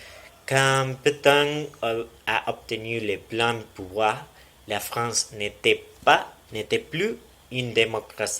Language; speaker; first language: French; non-native, learner; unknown